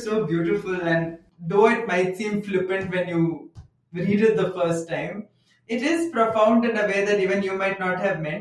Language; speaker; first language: English; non-native, local second language; Tamil